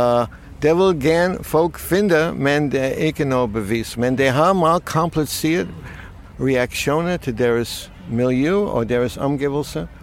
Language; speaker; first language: Danish; non-native, fluent; English